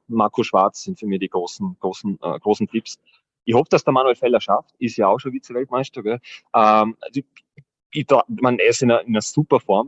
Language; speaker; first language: German; native; German